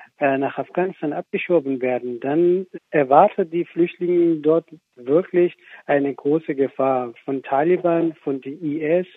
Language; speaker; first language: German; non-native, fluent; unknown